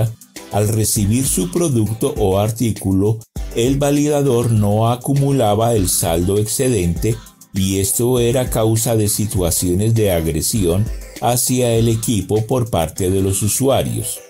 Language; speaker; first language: Spanish; native; Spanish